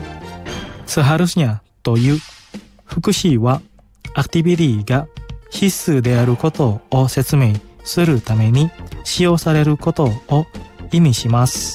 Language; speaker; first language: Japanese; non-native, fluent; Indonesian